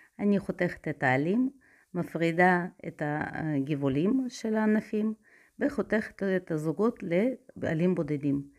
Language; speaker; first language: Hebrew; non-native, fluent; Russian